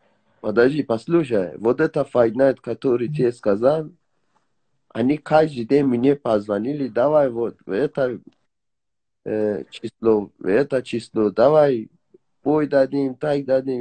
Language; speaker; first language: Russian; non-native, learner; Persian